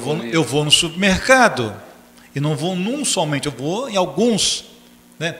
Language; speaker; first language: Portuguese; native; Portuguese